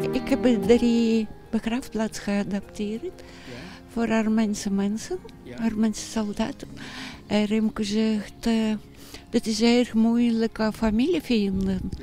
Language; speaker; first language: Dutch; non-native, learner; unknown